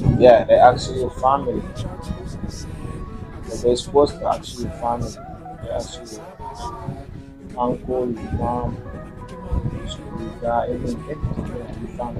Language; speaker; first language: English; non-native, learner; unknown